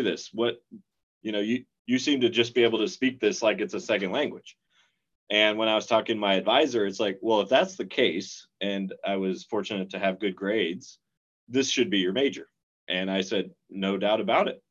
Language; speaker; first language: English; native; English